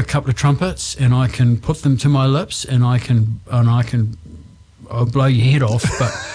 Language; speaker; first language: English; native; English